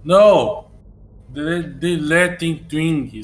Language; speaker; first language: English; non-native, learner; Portuguese